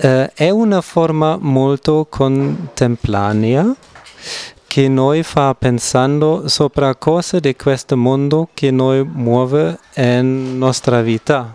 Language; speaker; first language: Italian; non-native, learner; German